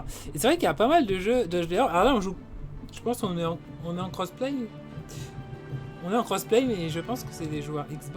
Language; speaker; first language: French; native; French